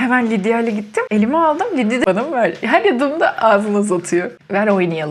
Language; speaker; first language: Turkish; native; Turkish